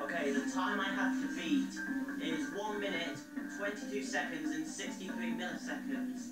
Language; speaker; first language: English; native; English